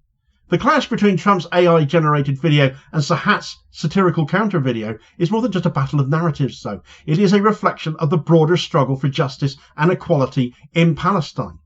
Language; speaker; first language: English; native; English